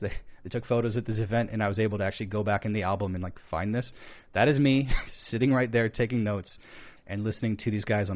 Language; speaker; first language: English; native; English